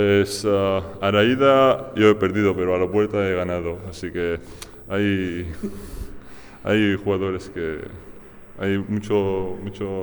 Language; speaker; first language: Spanish; non-native, fluent; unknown